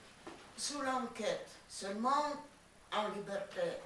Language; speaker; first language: French; non-native, fluent; Russian